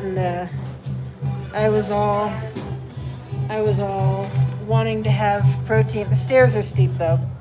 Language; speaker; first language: English; native; English